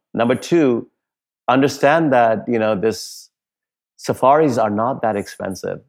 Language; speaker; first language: English; non-native, local second language; Punjabi